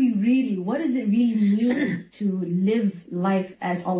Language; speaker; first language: English; non-native, local second language; Malay